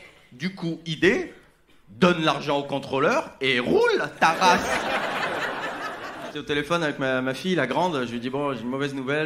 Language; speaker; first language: French; native; French